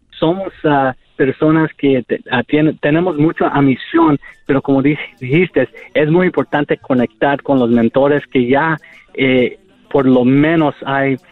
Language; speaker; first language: Spanish; early bilingual, heritage; Spanish